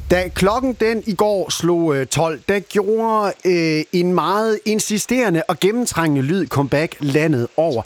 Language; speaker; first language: Danish; native; Danish